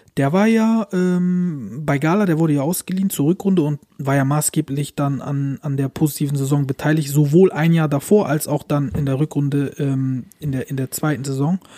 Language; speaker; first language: German; early bilingual, other home language; Turkish